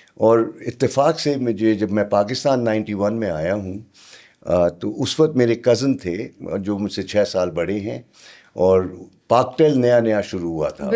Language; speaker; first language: Urdu; native; Urdu